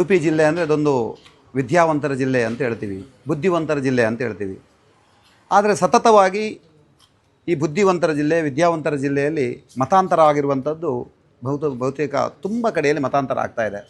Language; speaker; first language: Kannada; native; Kannada